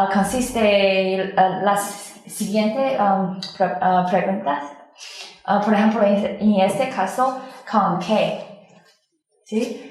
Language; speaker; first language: Spanish; non-native, learner; Chinese